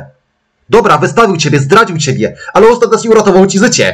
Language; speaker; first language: Polish; native; Polish